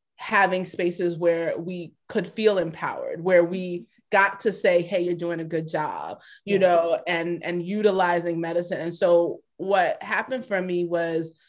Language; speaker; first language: English; early bilingual, other home language; Yoruba